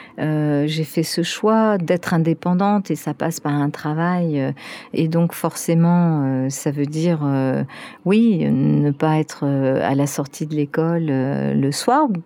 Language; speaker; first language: French; early bilingual, other home language; Spanish